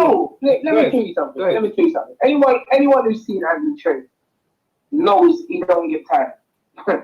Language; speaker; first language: English; native; English